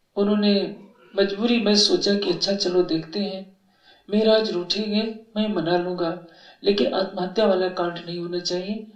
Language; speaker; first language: Hindi; native; Hindi